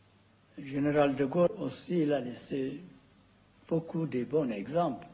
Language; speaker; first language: French; non-native, fluent; Amharic